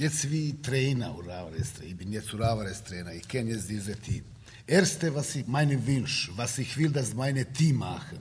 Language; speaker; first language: German; non-native, learner; Serbian